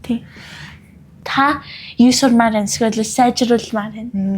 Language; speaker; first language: Mongolian; early bilingual, heritage; Mongolian